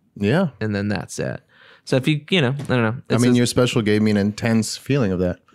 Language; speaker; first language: English; native; English